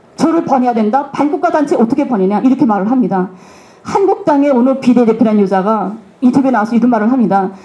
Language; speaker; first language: Korean; native; Korean